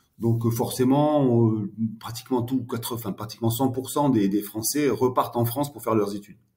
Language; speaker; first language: French; early bilingual, heritage; French